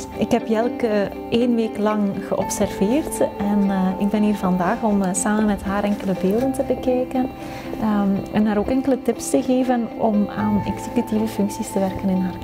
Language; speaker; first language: Dutch; native; Dutch